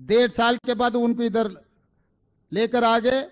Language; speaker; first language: Hindi; non-native, local second language; Telugu